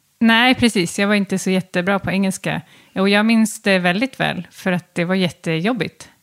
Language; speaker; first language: Swedish; native; Swedish